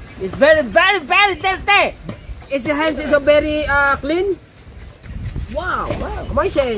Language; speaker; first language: English; non-native, learner; Filipino